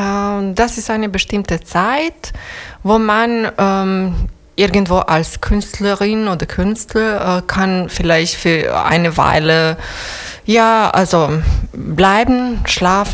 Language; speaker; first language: German; non-native, fluent; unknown